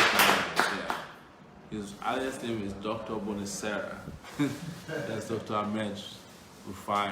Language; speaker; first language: English; non-native, local second language; Yoruba